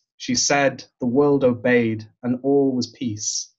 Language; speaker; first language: English; native; English